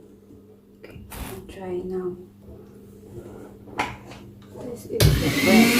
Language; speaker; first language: English; non-native, local second language; Filipino